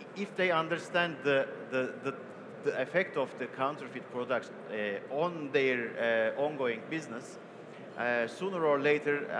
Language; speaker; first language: English; non-native, fluent; Turkish